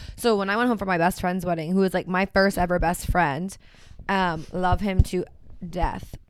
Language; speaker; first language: English; native; English